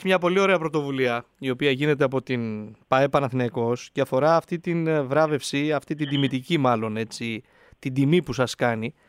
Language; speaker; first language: Greek; native; Greek